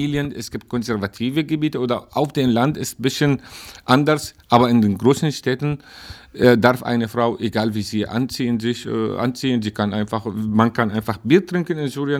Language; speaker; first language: German; non-native, learner; Arabic